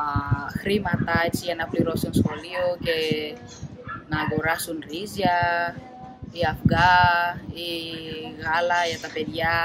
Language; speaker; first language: Greek; non-native, fluent; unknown